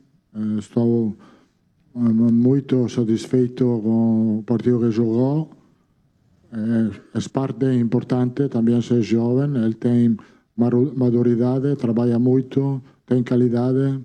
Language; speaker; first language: Portuguese; non-native, fluent; Italian